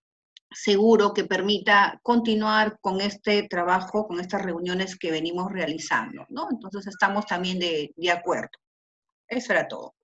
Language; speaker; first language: Spanish; native; Spanish